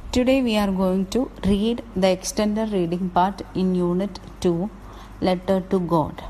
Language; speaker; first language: English; non-native, local second language; Malayalam